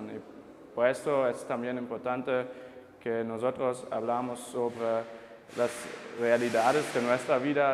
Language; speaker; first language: Spanish; non-native, fluent; German